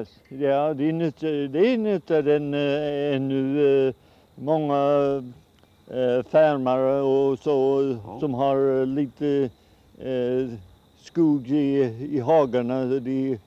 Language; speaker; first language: Swedish; early bilingual, heritage; Swedish